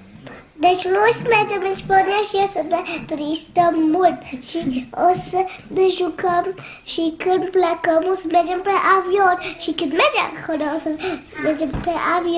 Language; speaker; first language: Romanian; early bilingual, heritage; Romanian